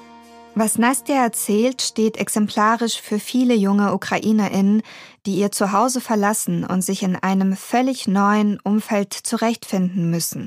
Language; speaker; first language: German; native; German